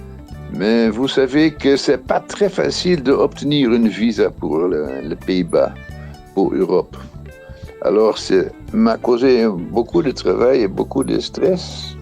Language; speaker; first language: French; non-native, fluent; Dutch